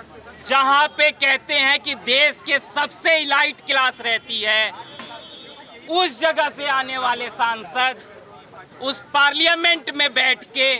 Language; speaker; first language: Hindi; native; Hindi